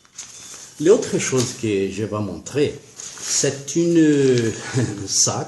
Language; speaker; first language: French; non-native, learner; Portuguese